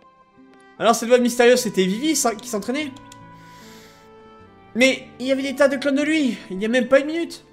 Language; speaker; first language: French; native; French